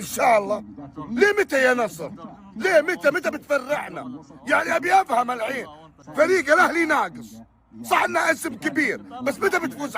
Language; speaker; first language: Arabic; native; Arabic